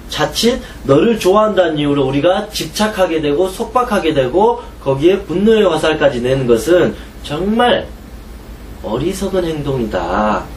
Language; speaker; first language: Korean; native; Korean